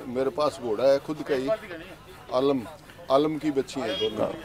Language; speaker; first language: Hindi; native; Hindi